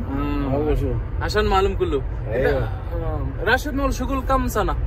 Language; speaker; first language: Arabic; non-native, learner; Bangla